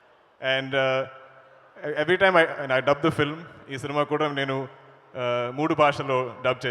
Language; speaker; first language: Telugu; non-native, learner; Malayalam